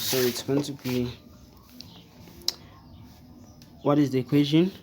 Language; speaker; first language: English; non-native, fluent; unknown